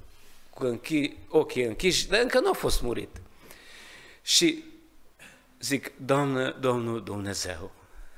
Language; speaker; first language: Romanian; non-native, learner; Hungarian